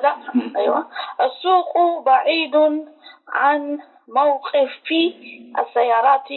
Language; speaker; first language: Arabic; non-native, learner; Tigrinya